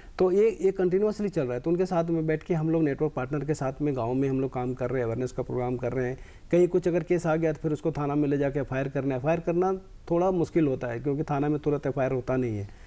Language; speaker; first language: Hindi; native; Hindi